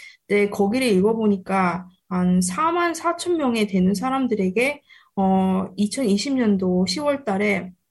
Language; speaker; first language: Korean; early bilingual, heritage; Korean